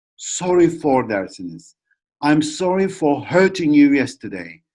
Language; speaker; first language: English; non-native, fluent; Turkish